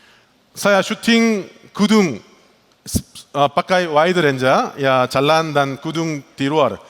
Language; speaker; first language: Indonesian; non-native, learner; Korean